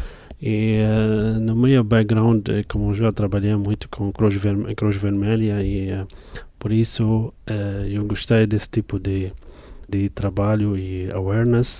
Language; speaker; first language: Portuguese; non-native, fluent; Arabic